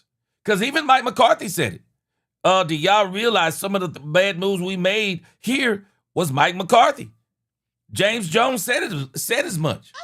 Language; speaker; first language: English; native; English